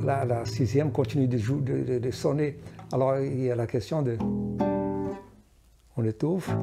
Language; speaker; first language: French; non-native, fluent; Portuguese